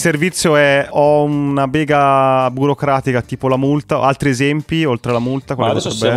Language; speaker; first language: Italian; native; Italian